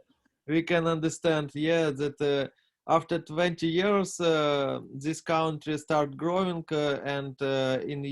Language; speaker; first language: English; non-native, learner; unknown